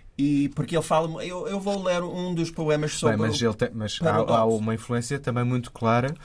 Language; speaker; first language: Portuguese; non-native, fluent; English